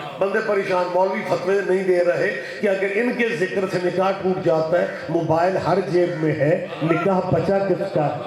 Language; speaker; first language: Urdu; non-native, local second language; Punjabi